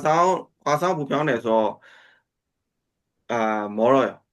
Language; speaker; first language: Korean; non-native, learner; Burmese